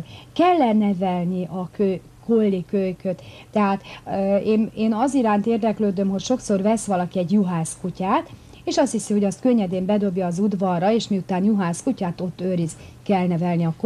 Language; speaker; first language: Hungarian; native; Hungarian